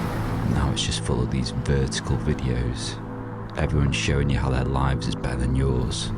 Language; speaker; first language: English; native; English